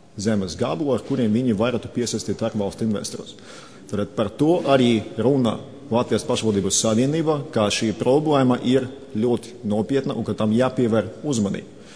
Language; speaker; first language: Latvian; non-native, local second language; Russian